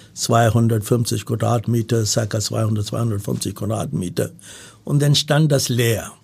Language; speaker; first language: German; non-native, learner; Punjabi